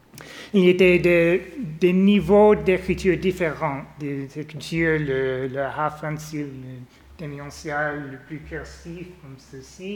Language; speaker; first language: French; non-native, fluent; English